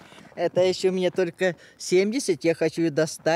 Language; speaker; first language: Russian; non-native, local second language; Yakut